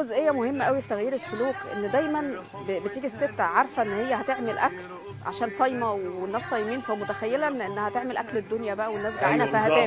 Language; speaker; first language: Arabic; native; Arabic